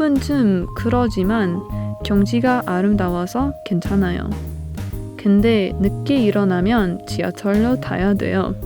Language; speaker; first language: Korean; non-native, learner; English